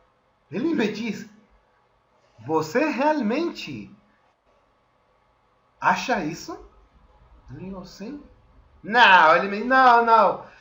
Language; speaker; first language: Portuguese; non-native, fluent; Spanish